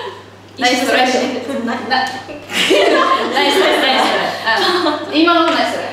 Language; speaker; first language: Japanese; native; Japanese